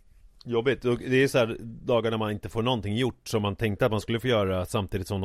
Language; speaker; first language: Swedish; native; Swedish